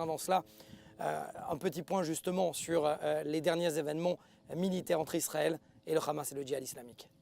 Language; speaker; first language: French; native; French